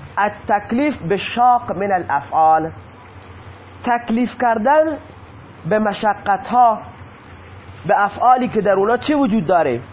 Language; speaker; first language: Persian; native; Persian